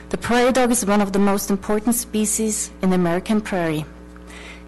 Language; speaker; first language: English; non-native, fluent; German